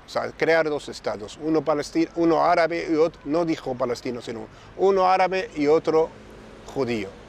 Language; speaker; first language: Spanish; non-native, fluent; Arabic